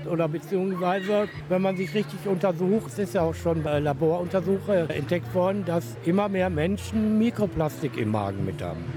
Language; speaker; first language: German; native; German